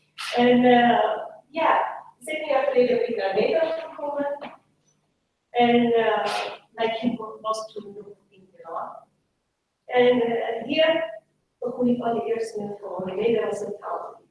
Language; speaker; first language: Dutch; non-native, local second language; Persian